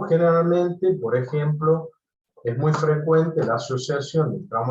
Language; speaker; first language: Spanish; native; Spanish